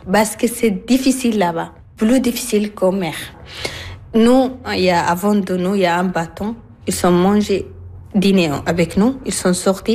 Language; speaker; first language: French; non-native, learner; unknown